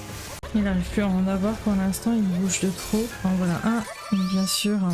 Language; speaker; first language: French; native; French